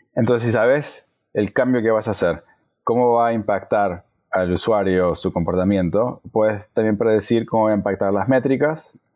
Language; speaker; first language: Spanish; native; Spanish